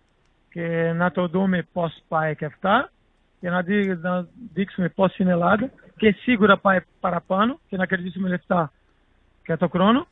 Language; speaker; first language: Greek; non-native, learner; Portuguese